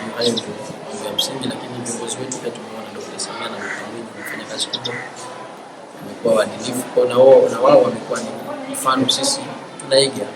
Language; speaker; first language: Swahili; native; Swahili